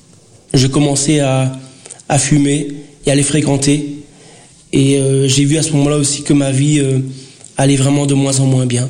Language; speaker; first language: French; early bilingual, other home language; Portuguese